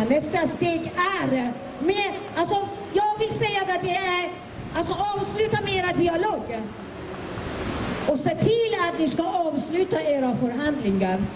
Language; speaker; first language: Swedish; non-native, fluent; Persian